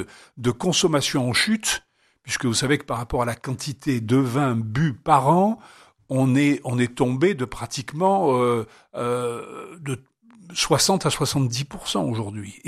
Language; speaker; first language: French; native; French